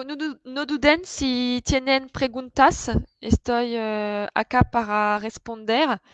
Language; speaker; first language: Spanish; non-native, fluent; French